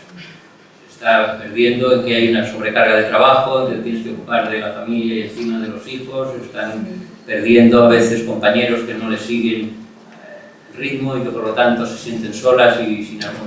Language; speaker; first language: Spanish; non-native, local second language; Catalan